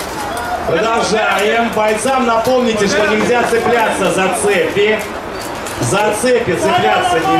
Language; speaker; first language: Russian; native; Russian